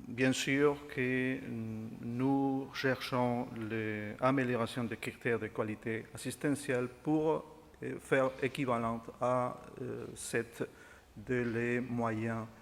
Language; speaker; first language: French; non-native, fluent; Spanish